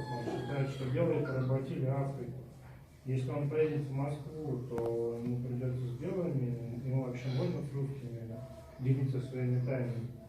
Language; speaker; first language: Russian; native; Russian